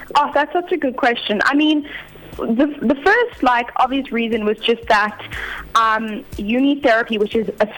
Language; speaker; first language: English; native; English